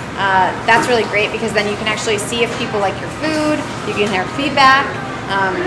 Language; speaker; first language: English; native; English